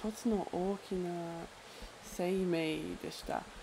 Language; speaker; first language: Japanese; non-native, learner; English